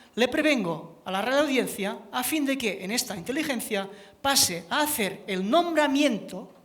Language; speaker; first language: Spanish; non-native, local second language; Catalan